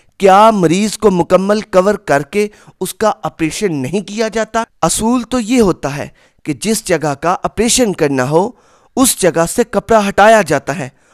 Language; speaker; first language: Urdu; non-native, local second language; Punjabi